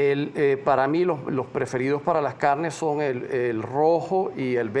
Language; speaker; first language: Spanish; native; Spanish